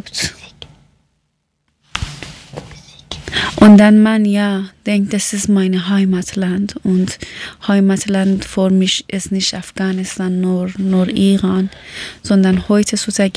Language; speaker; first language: German; non-native, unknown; Persian